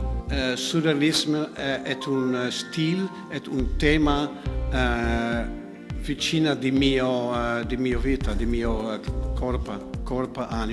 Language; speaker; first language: Italian; non-native, learner; Dutch